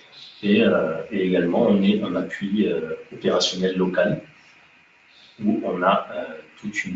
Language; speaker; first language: French; native; French